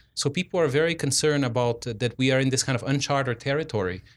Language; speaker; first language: English; non-native, fluent; Portuguese